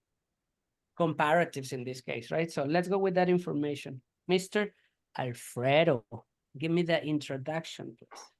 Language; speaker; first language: English; non-native, fluent; Spanish